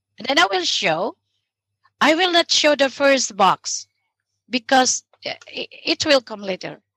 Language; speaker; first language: English; non-native, local second language; Filipino